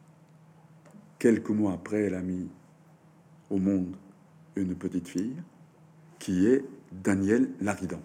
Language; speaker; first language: French; non-native, fluent; Japanese